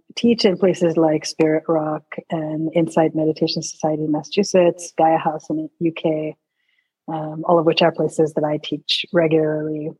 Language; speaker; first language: English; early bilingual, other home language; Sinhala